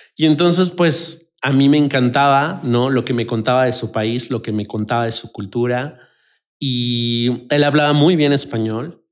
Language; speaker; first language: Spanish; native; Spanish